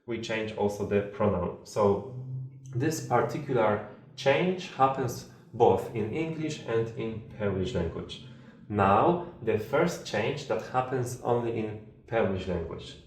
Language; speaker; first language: English; non-native, fluent; Polish